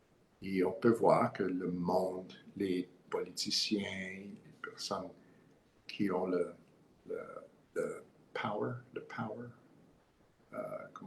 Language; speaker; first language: French; non-native, learner; English